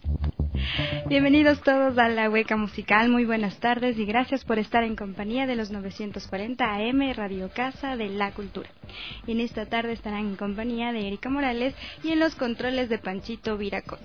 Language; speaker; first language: Spanish; native; Spanish